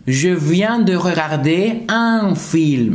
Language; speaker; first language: French; non-native, fluent; Spanish